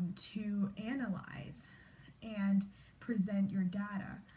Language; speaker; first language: English; early bilingual, other home language; Chinese